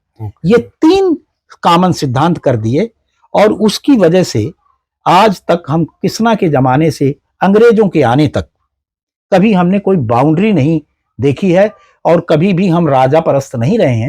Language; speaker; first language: Hindi; native; Hindi